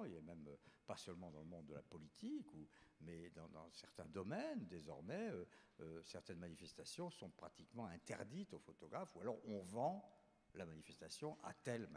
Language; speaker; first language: French; native; French